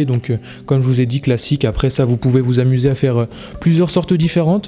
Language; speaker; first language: French; native; French